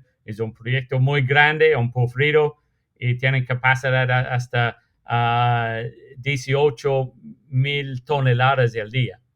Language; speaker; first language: Spanish; non-native, fluent; English